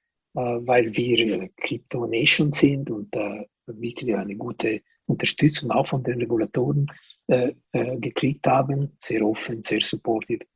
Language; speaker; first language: German; non-native, local second language; Italian